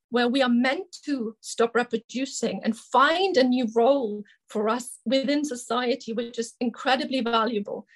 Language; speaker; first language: English; non-native, fluent; German